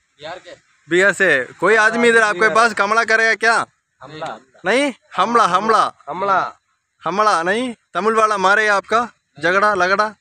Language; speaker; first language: Hindi; non-native, learner; Tamil